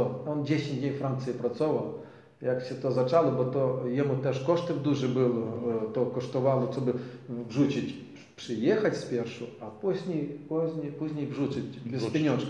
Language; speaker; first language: Polish; non-native, learner; Ukrainian